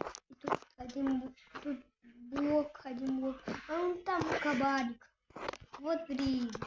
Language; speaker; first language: Russian; non-native, local second language; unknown